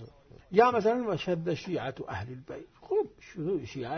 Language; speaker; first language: Persian; non-native, fluent; Arabic